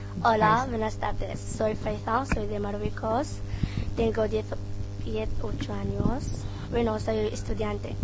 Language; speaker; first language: Spanish; non-native, learner; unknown